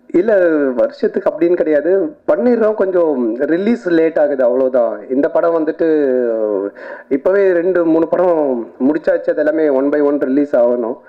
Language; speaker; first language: Tamil; native; Tamil